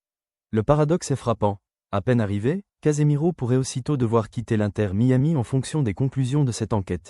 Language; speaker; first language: French; native; French